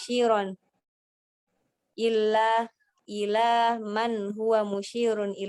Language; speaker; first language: Arabic; non-native, learner; Indonesian